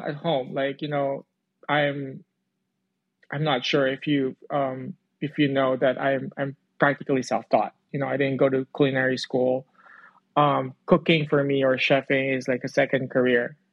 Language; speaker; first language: English; non-native, local second language; Cebuano